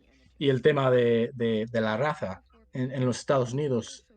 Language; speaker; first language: Spanish; early bilingual, heritage; Spanish